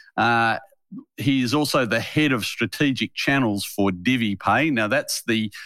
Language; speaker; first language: English; native; English